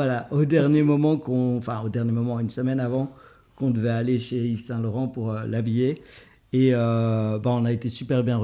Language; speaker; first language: French; native; French